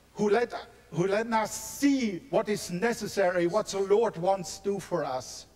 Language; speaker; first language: English; non-native, learner; German